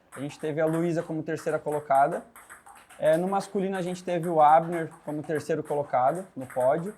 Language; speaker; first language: Portuguese; native; Portuguese